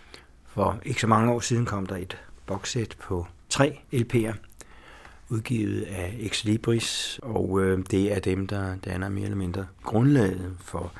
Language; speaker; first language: Danish; native; Danish